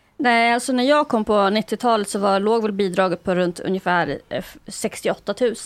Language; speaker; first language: Swedish; early bilingual, other home language; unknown